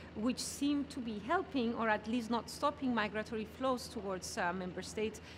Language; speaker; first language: English; non-native, fluent; Greek